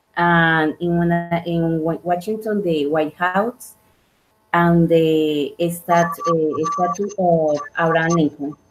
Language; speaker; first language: English; non-native, learner; Spanish